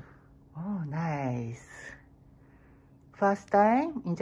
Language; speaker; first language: English; non-native, learner; Japanese